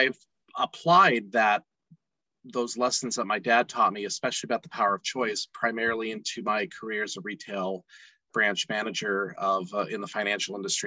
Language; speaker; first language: English; native; English